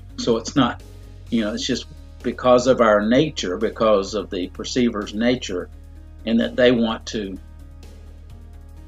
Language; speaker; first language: English; native; English